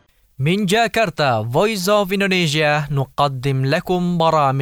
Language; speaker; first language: Arabic; non-native, fluent; Indonesian